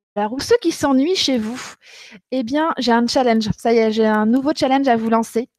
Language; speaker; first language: French; native; French